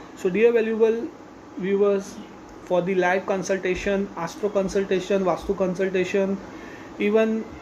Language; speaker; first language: English; non-native, local second language; Marathi